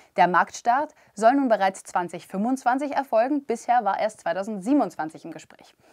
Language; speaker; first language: German; native; German